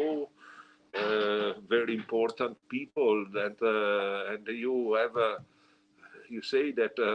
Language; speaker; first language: English; non-native, learner; Italian